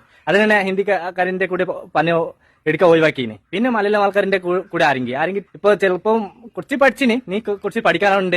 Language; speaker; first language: Malayalam; non-native, learner; Hindi